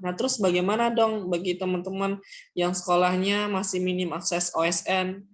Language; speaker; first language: Indonesian; non-native, local second language; Minangkabau